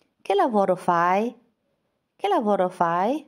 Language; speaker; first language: Italian; non-native, fluent; Albanian